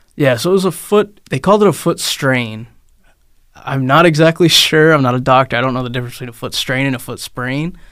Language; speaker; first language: English; native; English